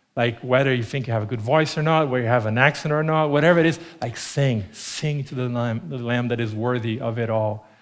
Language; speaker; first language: English; non-native, fluent; Portuguese